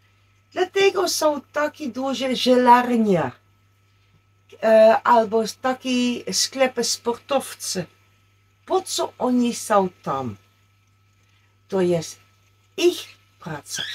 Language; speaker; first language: Polish; non-native, learner; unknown